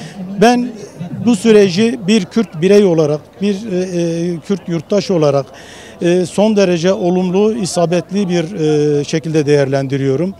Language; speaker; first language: Turkish; non-native, local second language; Kurdish